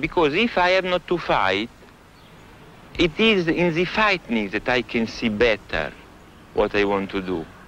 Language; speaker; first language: English; non-native, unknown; Italian